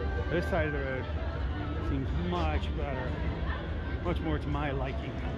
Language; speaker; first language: English; native; English